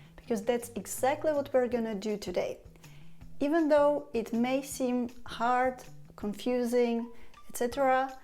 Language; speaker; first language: English; non-native, fluent; Czech